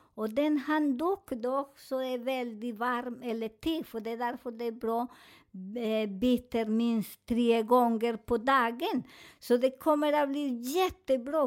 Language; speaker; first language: Swedish; non-native, fluent; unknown